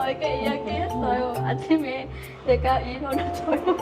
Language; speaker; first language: Korean; non-native, learner; Vietnamese